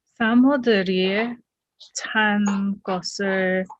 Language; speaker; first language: Korean; non-native, learner; English